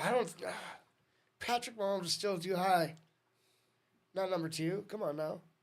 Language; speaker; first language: English; native; English